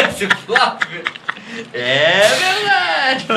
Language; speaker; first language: Portuguese; native; Portuguese